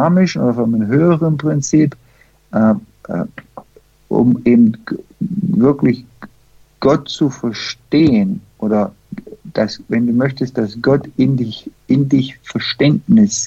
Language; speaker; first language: German; early bilingual, heritage; German